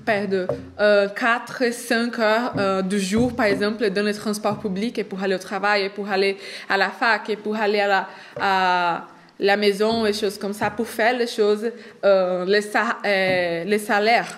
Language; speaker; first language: French; non-native, fluent; Portuguese